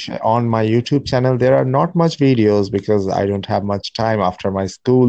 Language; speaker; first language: English; non-native, local second language; Bangla